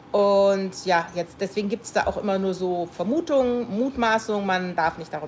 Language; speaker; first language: German; native; German